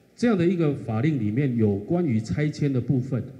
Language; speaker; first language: Chinese; native; Chinese